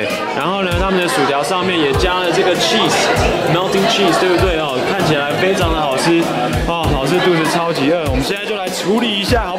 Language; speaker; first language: Chinese; native; Chinese